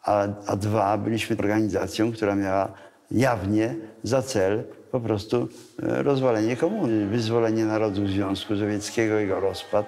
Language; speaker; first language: Polish; native; Polish